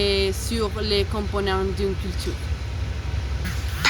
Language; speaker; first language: French; non-native, learner; Spanish